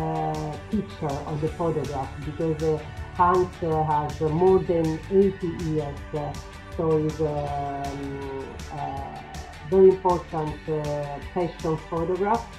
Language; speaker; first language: English; non-native, learner; Italian